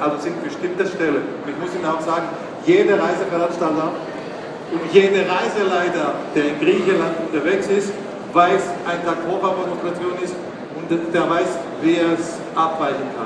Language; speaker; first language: German; non-native, fluent; Greek